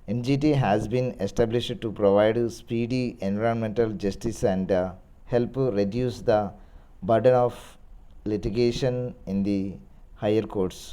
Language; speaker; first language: English; non-native, local second language; Telugu